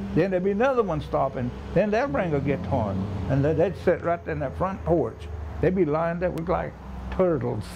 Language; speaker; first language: English; native; English